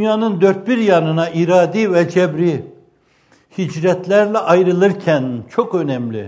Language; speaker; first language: Turkish; native; Turkish